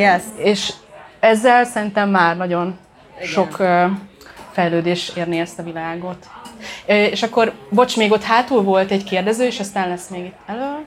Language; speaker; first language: Hungarian; native; Hungarian